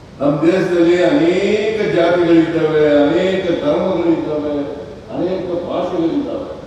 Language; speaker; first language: Kannada; native; Kannada